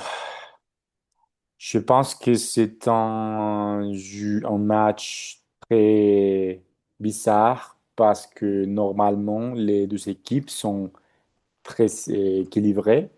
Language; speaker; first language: French; non-native, learner; Spanish